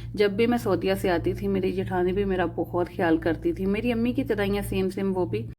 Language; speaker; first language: Urdu; non-native, local second language; Punjabi